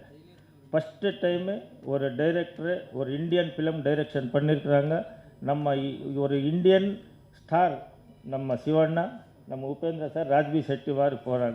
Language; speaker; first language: Tamil; non-native, learner; Kannada